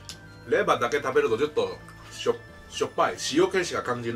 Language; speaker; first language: Japanese; native; Japanese